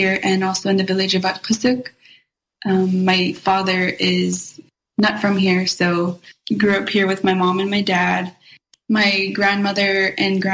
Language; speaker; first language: English; native; English